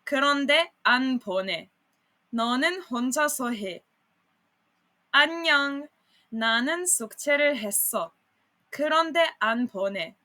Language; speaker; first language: Korean; non-native, fluent; Serbian